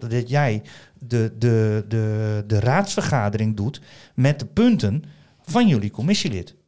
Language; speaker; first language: Dutch; native; Dutch